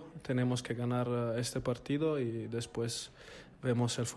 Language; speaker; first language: Spanish; non-native, learner; Italian